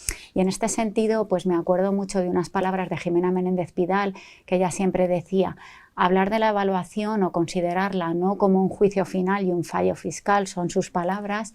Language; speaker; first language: Spanish; native; Spanish